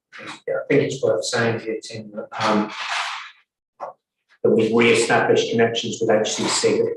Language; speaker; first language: English; native; English